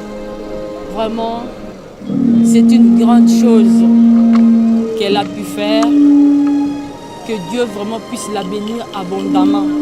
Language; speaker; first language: French; non-native, local second language; Lingala